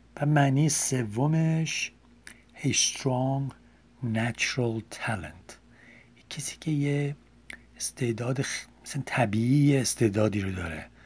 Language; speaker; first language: Persian; native; Persian